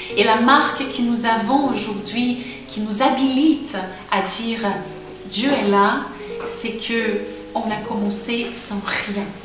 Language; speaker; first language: French; non-native, fluent; Portuguese